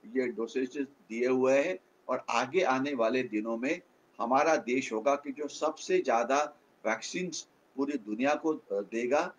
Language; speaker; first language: Hindi; non-native, local second language; Marathi